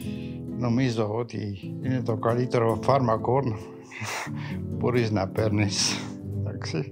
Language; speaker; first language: Greek; non-native, fluent; French